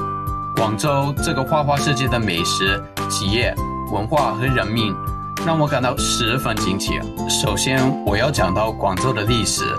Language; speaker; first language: Chinese; non-native, fluent; English